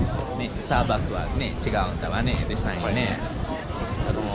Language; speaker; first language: Japanese; non-native, learner; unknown